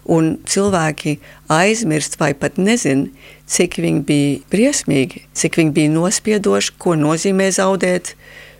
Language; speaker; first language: Latvian; early bilingual, heritage; Latvian